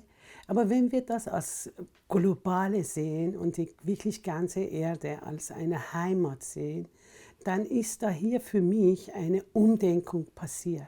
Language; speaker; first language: German; non-native, fluent; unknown